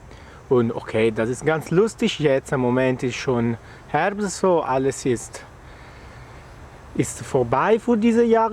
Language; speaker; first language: German; non-native, learner; Italian